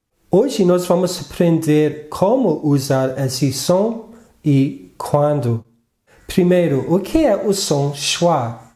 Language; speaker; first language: Portuguese; non-native, fluent; English